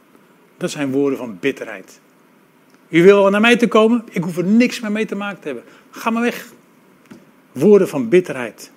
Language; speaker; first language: Dutch; native; Dutch